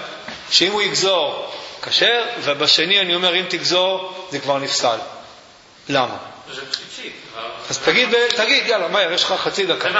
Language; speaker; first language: Hebrew; native; Hebrew